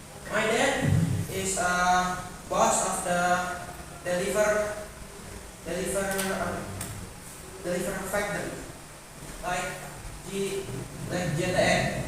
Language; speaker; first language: English; non-native, learner; Indonesian